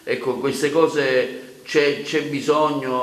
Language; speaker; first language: Italian; native; Italian